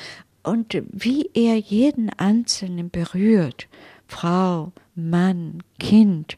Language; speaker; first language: German; non-native, fluent; Italian